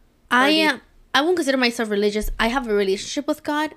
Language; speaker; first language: English; early bilingual, other home language; Spanish